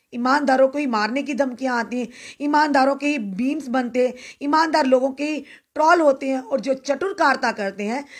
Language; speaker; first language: Hindi; native; Hindi